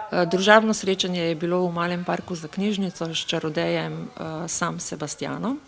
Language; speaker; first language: Slovenian; native; Slovenian